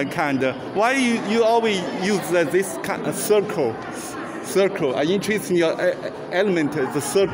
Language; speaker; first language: English; non-native, learner; Chinese